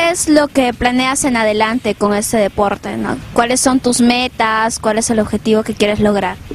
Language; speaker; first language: Spanish; native; Spanish